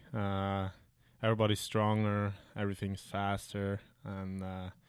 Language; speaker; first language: English; non-native, fluent; German